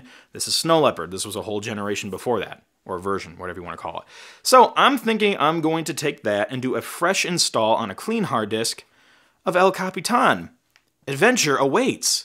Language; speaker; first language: English; native; English